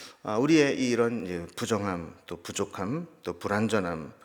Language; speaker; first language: Korean; native; Korean